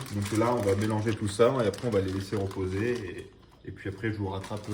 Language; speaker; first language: French; native; French